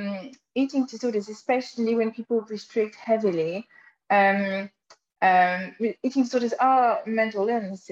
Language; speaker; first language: English; non-native, fluent; French